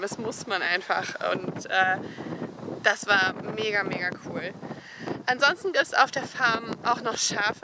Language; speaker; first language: German; native; German